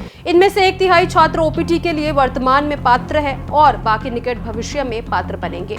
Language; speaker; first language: Hindi; native; Hindi